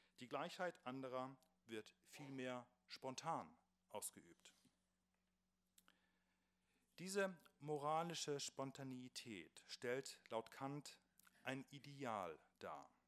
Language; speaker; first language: German; native; German